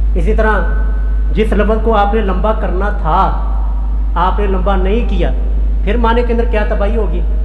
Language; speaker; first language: Urdu; non-native, local second language; Punjabi